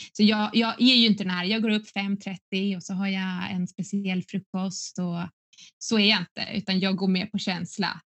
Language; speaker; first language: Swedish; native; Swedish